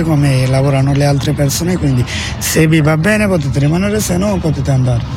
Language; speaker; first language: Italian; non-native, learner; Bangla